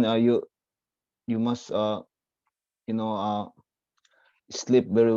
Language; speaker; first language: English; non-native, learner; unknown